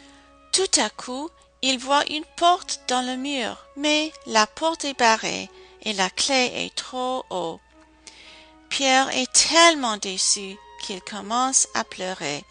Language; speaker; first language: French; non-native, fluent; English